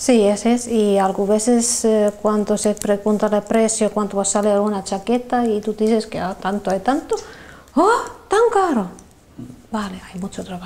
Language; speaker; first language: Spanish; non-native, learner; Finnish